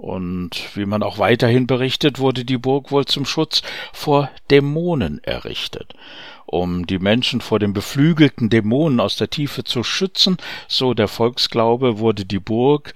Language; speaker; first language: German; native; German